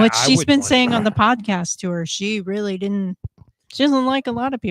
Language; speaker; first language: English; native; English